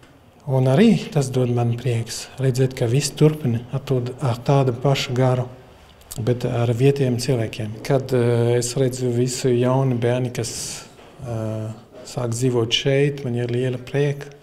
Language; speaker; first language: Latvian; non-native, learner; French